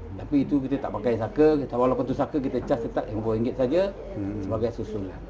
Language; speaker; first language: Malay; native; Malay